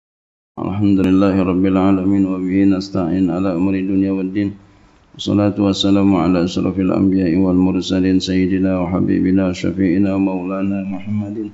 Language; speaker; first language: Arabic; non-native, fluent; Indonesian